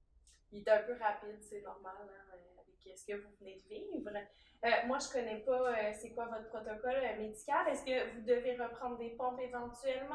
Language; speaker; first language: French; native; French